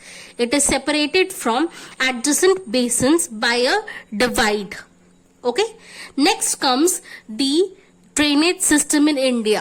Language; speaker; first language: English; non-native, local second language; Hindi